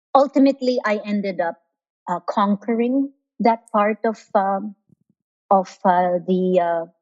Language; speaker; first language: English; non-native, local second language; Filipino